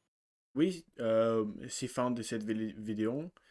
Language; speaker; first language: French; non-native, learner; Russian